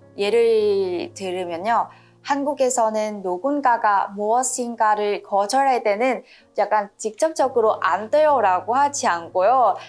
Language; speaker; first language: Korean; non-native, fluent; Vietnamese